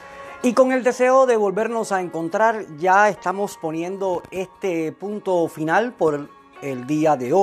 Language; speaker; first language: Spanish; native; Spanish